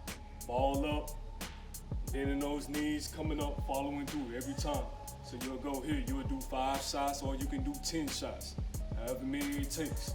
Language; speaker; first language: English; native; English